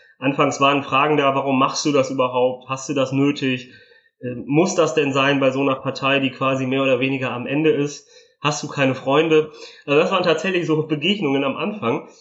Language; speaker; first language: German; early bilingual, other home language; Italian